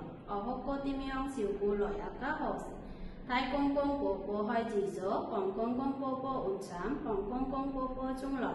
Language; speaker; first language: Cantonese; non-native, learner; Bangla